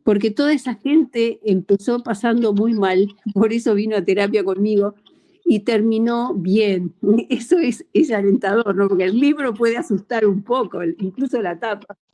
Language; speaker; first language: Spanish; native; Spanish